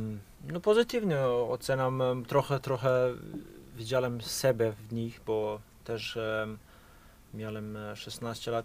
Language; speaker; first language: Polish; non-native, fluent; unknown